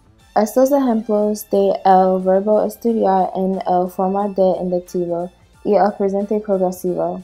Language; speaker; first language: Spanish; non-native, learner; English